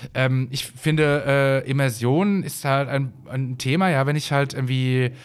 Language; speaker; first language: German; native; German